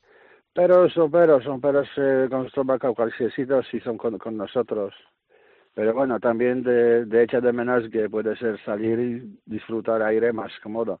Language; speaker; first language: Spanish; non-native, learner; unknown